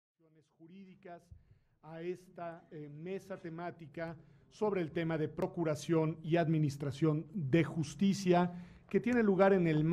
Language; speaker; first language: Spanish; native; Spanish